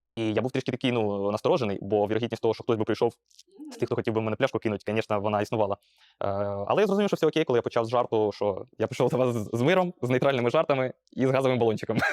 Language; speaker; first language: Ukrainian; non-native, local second language; Russian